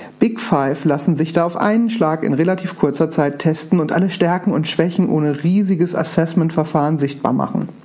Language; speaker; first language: German; native; German